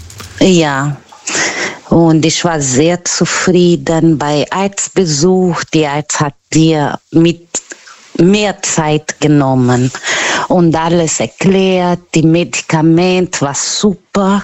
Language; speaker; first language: German; non-native, fluent; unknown